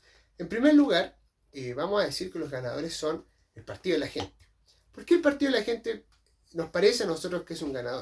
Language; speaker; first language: Spanish; native; Spanish